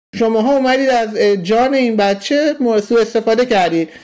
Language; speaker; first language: Persian; native; Persian